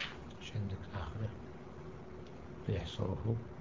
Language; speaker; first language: Arabic; native; Arabic